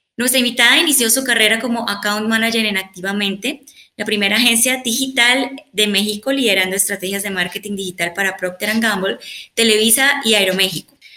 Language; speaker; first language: Spanish; native; Spanish